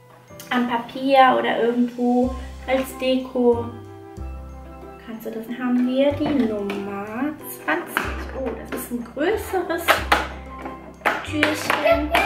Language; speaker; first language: German; native; German